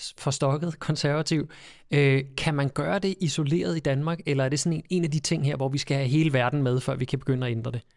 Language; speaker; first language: Danish; native; Danish